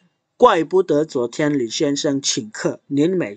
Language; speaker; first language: Chinese; non-native, fluent; Indonesian